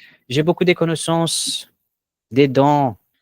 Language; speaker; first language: French; non-native, learner; Portuguese